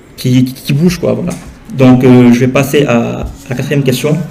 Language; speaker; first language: French; non-native, local second language; Wolof